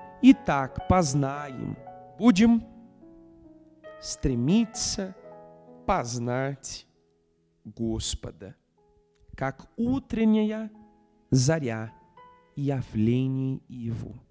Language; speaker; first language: Russian; non-native, fluent; Portuguese